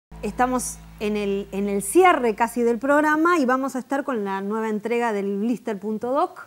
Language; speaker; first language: Spanish; native; Spanish